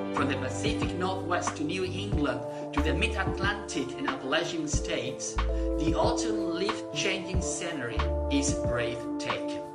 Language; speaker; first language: English; non-native, fluent; Spanish